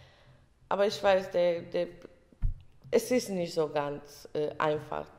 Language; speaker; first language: German; early bilingual, other home language; Romany